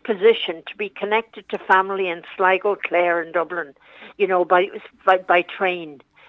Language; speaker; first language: English; native; English